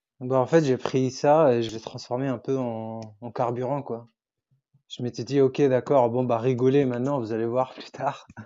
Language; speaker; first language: French; non-native, local second language; Arabic